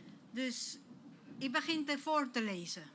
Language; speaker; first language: Dutch; non-native, fluent; Spanish